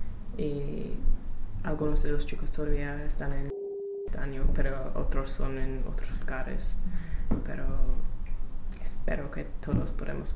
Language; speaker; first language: Spanish; non-native, learner; English